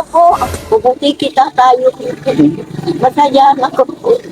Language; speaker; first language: Filipino; non-native, learner; Vietnamese